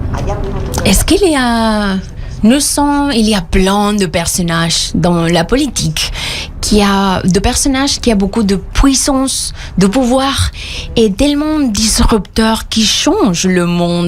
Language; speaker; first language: French; non-native, fluent; Spanish